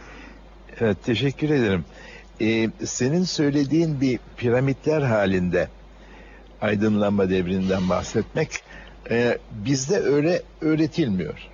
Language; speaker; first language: Turkish; native; Turkish